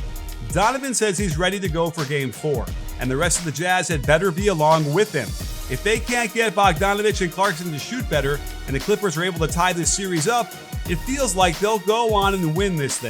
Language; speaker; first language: English; native; English